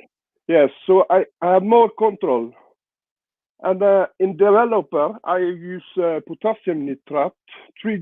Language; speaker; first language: English; non-native, learner; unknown